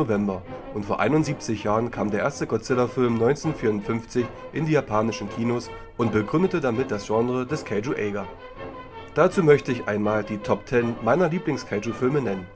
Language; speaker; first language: German; native; German